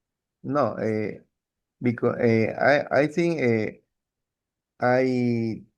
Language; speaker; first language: English; non-native, learner; Spanish